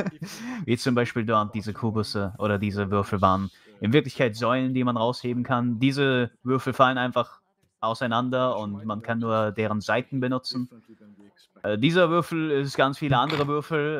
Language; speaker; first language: German; native; German